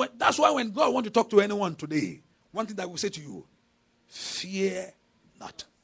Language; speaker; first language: English; non-native, local second language; Yoruba